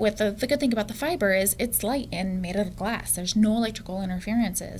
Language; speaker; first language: English; native; English